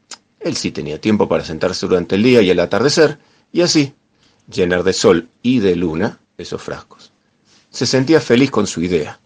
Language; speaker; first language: Spanish; native; Spanish